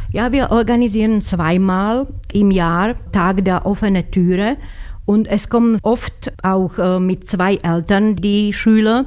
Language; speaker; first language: German; non-native, fluent; Slovak